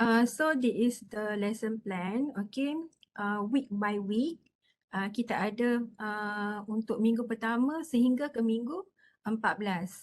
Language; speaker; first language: Malay; native; Malay